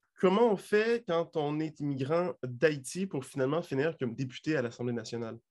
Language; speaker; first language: French; native; French